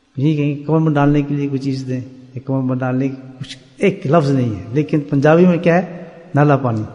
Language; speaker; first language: Urdu; native; Urdu